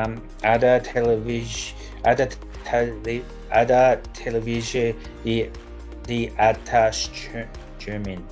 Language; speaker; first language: Indonesian; non-native, learner; English